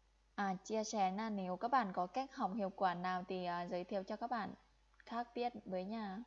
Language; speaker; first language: Vietnamese; non-native, fluent; Lao